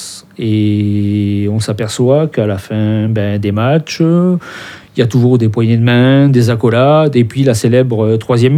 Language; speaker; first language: French; native; French